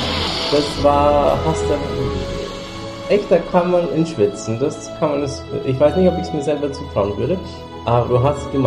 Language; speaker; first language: German; native; German